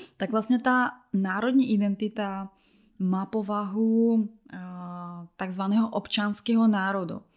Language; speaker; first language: Czech; non-native, fluent; Russian